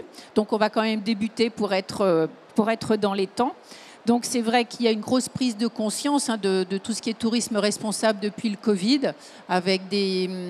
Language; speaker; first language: French; native; French